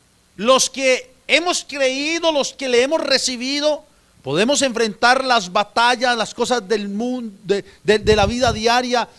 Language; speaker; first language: Spanish; native; Spanish